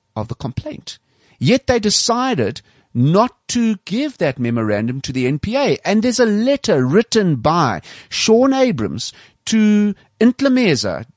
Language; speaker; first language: English; native; English